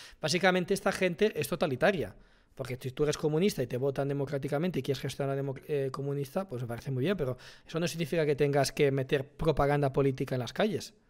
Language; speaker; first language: Spanish; native; Spanish